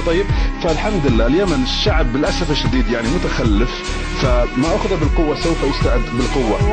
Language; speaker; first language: Arabic; native; Arabic